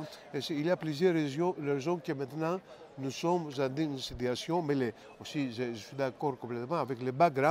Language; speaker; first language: French; non-native, fluent; Greek